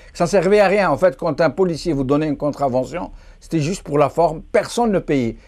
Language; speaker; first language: French; non-native, local second language; Arabic